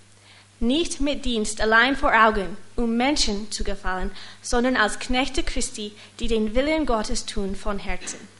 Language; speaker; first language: German; non-native, learner; English